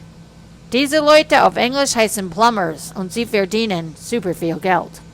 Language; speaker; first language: German; non-native, fluent; English